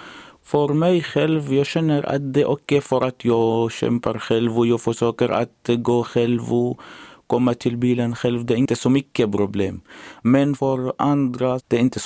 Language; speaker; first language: Swedish; non-native, learner; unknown